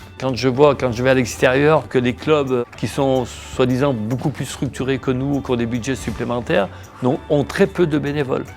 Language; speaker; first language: French; native; French